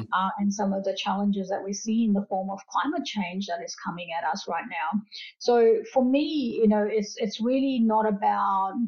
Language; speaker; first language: English; early bilingual, other home language; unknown